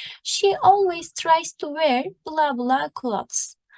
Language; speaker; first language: English; non-native, fluent; Turkish